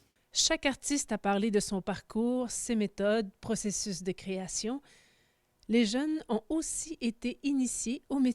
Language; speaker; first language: French; native; French